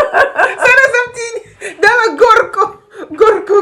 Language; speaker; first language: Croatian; non-native, fluent; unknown